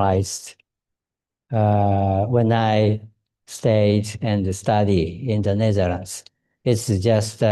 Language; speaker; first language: English; non-native, fluent; Japanese